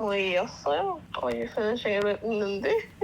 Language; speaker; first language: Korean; non-native, learner; English